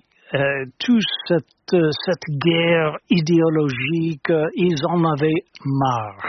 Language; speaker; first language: French; non-native, fluent; English